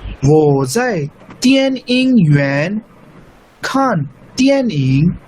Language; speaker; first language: Chinese; non-native, fluent; Urdu